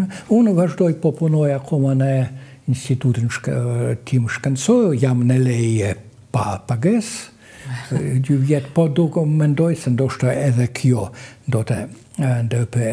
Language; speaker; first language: Albanian; non-native, fluent; Russian